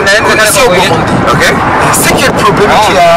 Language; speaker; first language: French; non-native, learner; Rundi